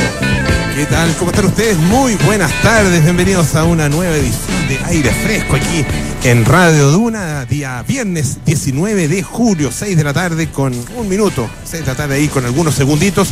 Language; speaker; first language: Spanish; native; Spanish